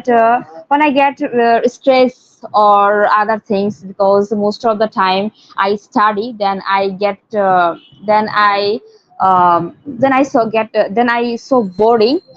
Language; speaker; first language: English; non-native, learner; Bangla